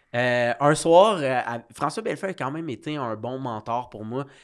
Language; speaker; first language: French; native; French